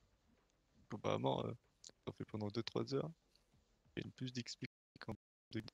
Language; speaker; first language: French; native; French